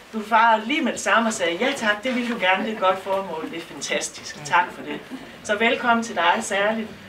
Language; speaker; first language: Danish; native; Danish